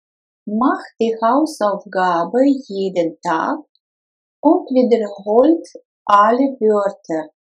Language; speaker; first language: German; non-native, fluent; Russian